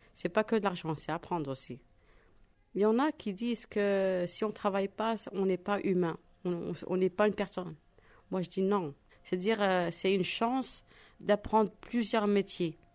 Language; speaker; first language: French; non-native, learner; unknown